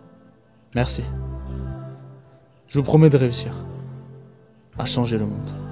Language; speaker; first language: French; native; French